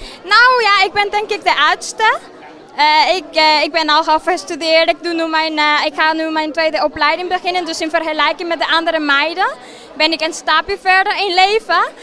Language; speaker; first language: Dutch; non-native, fluent; Spanish